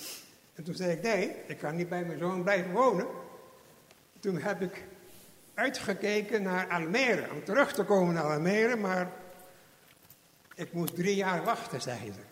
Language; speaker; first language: Dutch; non-native, fluent; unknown